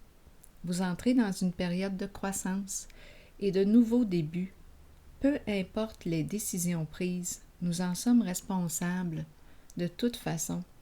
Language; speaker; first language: French; native; French